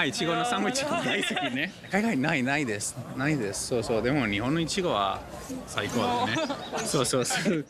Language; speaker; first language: Japanese; non-native, learner; Spanish